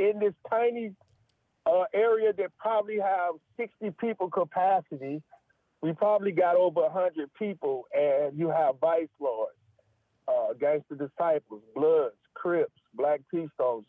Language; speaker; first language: English; native; English